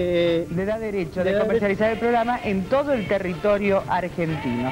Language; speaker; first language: Spanish; native; Spanish